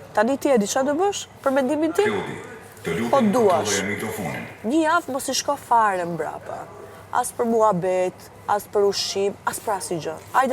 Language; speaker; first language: Albanian; native; Albanian